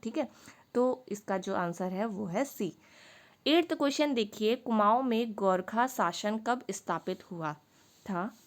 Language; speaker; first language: Hindi; native; Hindi